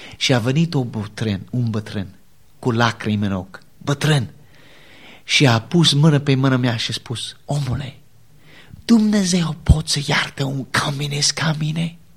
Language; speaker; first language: Romanian; non-native, learner; English